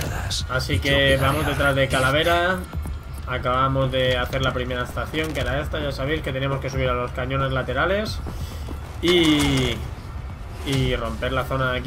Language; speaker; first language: Spanish; native; Spanish